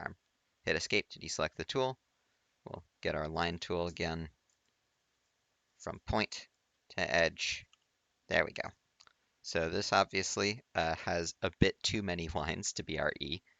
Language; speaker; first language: English; native; English